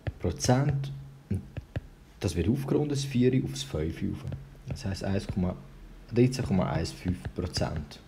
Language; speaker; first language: German; early bilingual, other home language; Albanian